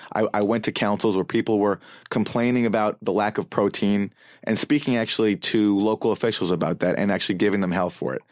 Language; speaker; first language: English; native; English